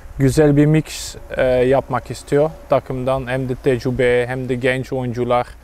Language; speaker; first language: Turkish; non-native, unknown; Dutch